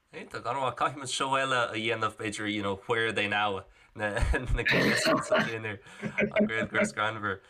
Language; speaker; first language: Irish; non-native, local second language; English